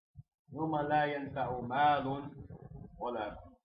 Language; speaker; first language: Arabic; non-native, fluent; English